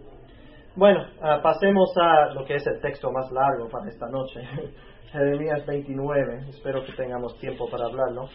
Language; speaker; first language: Spanish; native; Spanish